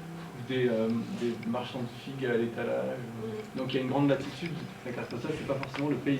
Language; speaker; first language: French; native; French